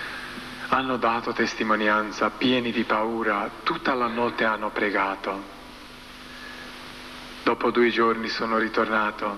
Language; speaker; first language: Italian; non-native, learner; Croatian